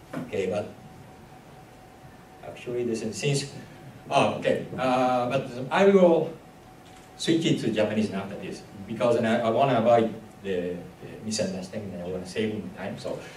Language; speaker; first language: English; non-native, fluent; Japanese